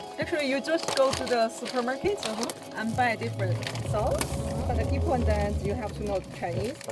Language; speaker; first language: English; non-native, fluent; Chinese